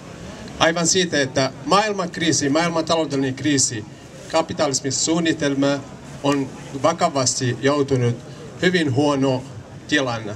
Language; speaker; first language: Finnish; non-native, learner; Kurdish